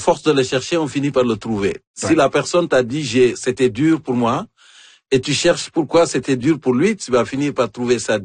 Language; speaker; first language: French; native; French